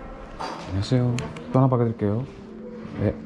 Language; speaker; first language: Korean; non-native, fluent; Tamil